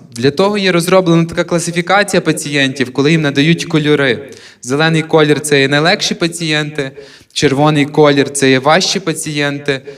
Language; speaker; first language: Ukrainian; native; Ukrainian